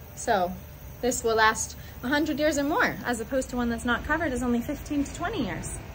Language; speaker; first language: English; native; English